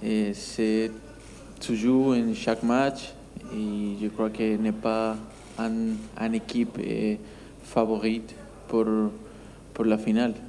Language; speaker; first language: French; non-native, learner; Spanish